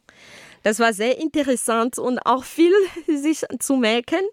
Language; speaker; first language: German; non-native, fluent; Ghomala